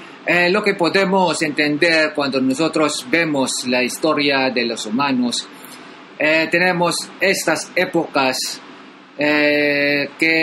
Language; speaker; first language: Spanish; non-native, learner; Filipino